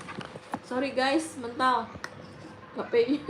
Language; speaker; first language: English; non-native, learner; Indonesian